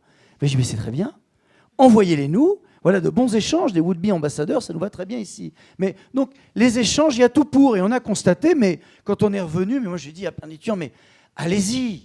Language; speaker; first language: French; native; French